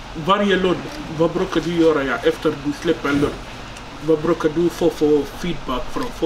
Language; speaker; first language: Swedish; non-native, learner; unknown